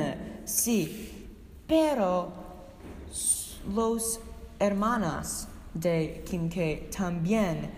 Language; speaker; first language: Spanish; non-native, learner; English